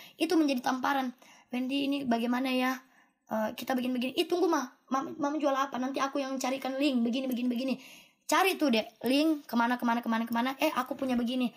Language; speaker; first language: Indonesian; native; Indonesian